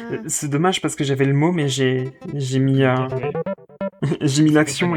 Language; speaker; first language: French; native; French